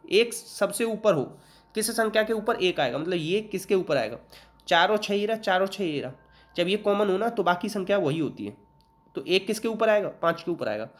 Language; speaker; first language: Hindi; native; Hindi